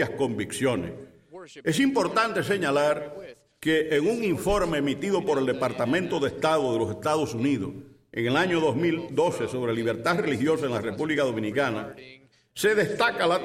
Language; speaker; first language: Spanish; native; Spanish